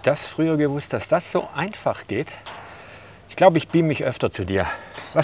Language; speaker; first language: German; native; German